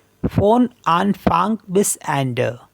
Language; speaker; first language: German; non-native, learner; Hindi